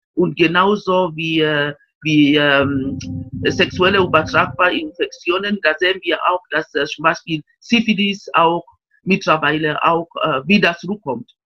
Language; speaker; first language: German; non-native, fluent; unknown